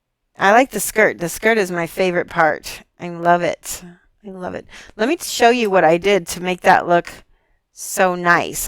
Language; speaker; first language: English; native; English